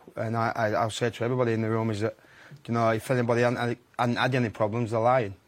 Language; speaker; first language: English; native; English